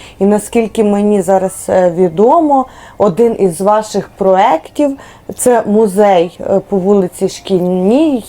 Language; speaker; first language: Ukrainian; native; Ukrainian